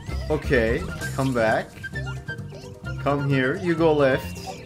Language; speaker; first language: English; non-native, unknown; Turkish